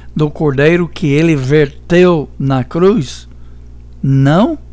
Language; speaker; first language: Portuguese; non-native, fluent; English